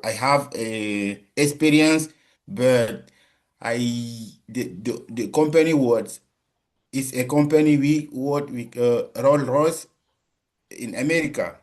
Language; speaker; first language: English; non-native, learner; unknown